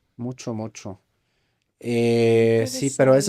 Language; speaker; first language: Spanish; non-native, fluent; German